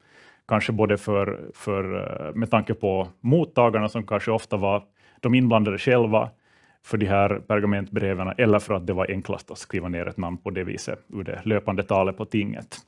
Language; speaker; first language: Swedish; native; Swedish